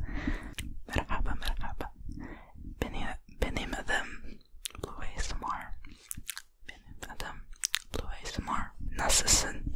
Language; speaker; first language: Turkish; non-native, learner; Finnish